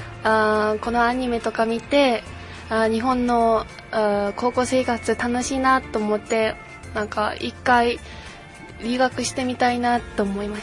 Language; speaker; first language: Japanese; non-native, fluent; Mongolian